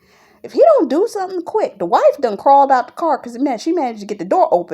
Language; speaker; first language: English; native; English